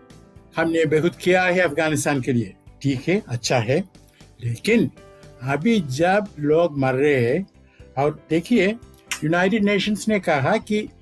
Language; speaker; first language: Hindi; non-native, fluent; Malayalam